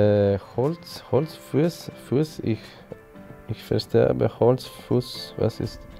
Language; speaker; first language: German; non-native, learner; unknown